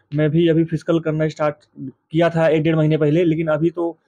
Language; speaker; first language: Hindi; native; Hindi